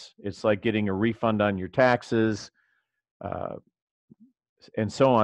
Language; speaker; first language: English; native; English